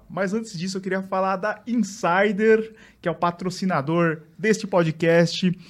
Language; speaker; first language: Portuguese; native; Portuguese